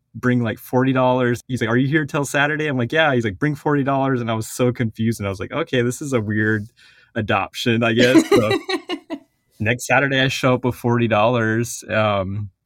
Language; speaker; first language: English; early bilingual, other home language; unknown